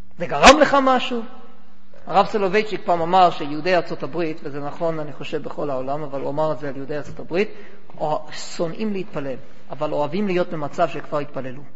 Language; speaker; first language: Hebrew; non-native, fluent; English